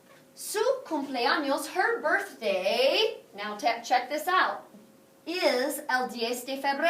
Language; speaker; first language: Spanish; non-native, fluent; English